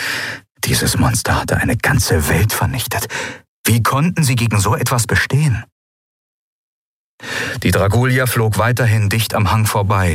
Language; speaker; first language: German; native; German